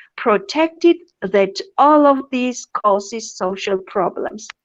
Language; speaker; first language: English; non-native, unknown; Georgian